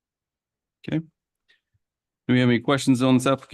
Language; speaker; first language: English; native; English